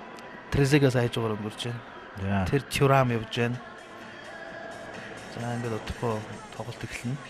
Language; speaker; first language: Mongolian; native; Mongolian